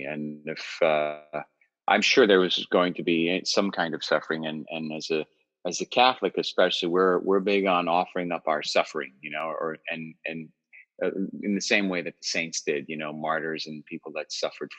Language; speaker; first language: English; native; English